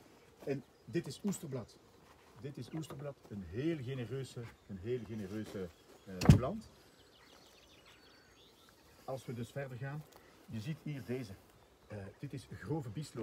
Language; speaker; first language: Dutch; native; Dutch